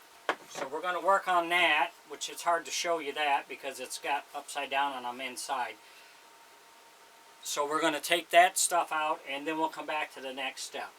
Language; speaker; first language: English; native; English